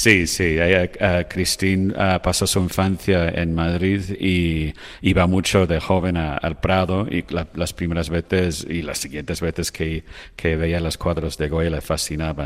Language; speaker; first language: Spanish; non-native, fluent; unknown